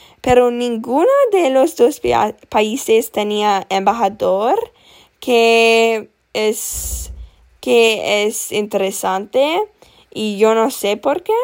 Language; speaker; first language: Spanish; non-native, learner; English